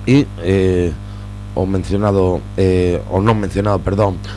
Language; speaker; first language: Spanish; non-native, local second language; Galician